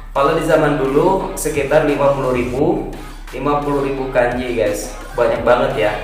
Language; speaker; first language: Indonesian; native; Indonesian